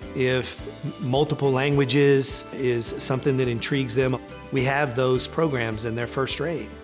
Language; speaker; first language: English; native; English